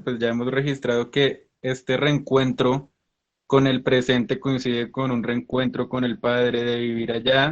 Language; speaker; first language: Spanish; native; Spanish